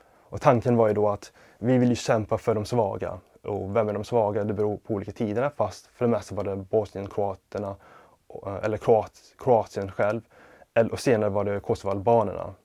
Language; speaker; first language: Swedish; non-native, fluent; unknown